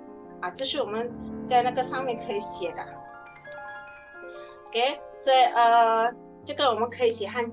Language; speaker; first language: Chinese; non-native, fluent; Indonesian